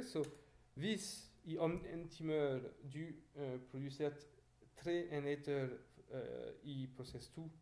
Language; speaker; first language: Swedish; non-native, learner; French